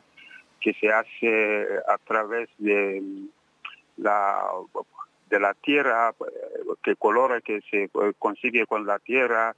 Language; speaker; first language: Spanish; non-native, fluent; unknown